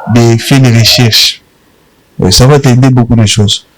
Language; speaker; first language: French; non-native, local second language; Rundi